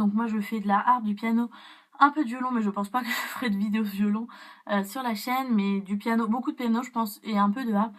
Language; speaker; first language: French; native; French